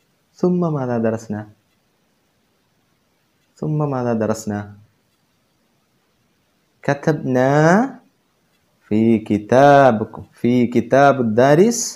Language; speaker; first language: Arabic; non-native, fluent; Malayalam